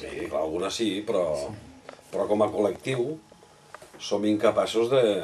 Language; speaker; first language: Catalan; native; Catalan